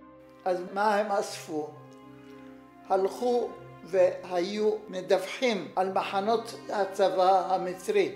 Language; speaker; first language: Hebrew; non-native, fluent; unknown